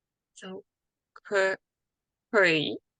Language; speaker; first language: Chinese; non-native, learner; English